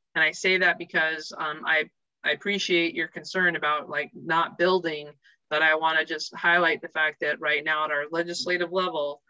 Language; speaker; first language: English; native; English